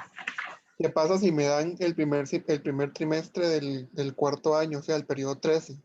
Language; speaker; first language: Spanish; native; Spanish